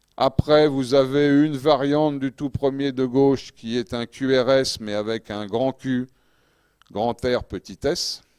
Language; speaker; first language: French; native; French